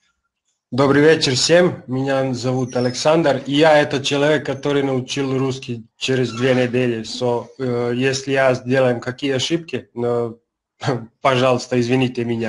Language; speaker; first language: Russian; non-native, learner; Serbian